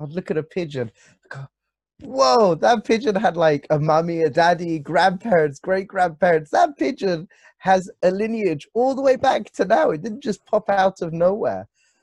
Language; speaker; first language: English; native; English